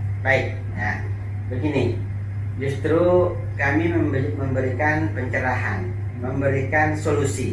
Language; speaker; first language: Indonesian; native; Indonesian